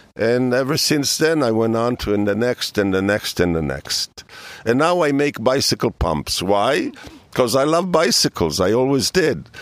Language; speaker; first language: English; early bilingual, other home language; Hebrew